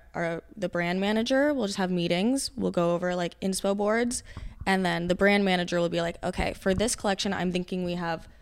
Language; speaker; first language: English; native; English